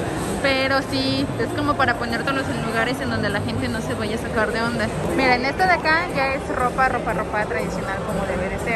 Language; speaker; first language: Spanish; native; Spanish